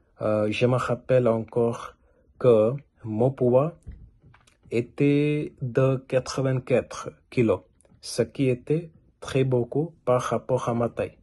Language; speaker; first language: French; non-native, learner; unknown